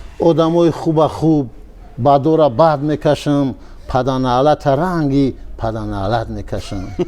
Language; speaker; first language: Tajik; native; Tajik